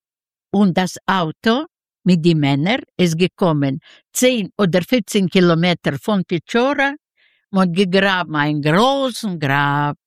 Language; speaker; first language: German; non-native, learner; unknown